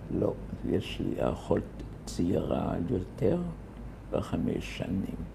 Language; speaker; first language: Hebrew; early bilingual, other home language; German